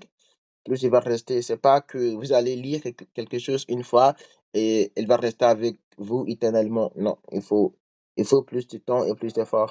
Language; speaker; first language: French; non-native, learner; English